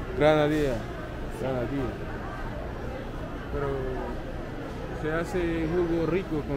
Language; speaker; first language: Spanish; non-native, learner; English